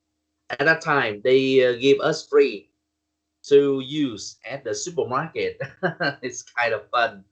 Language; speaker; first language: English; non-native, learner; Vietnamese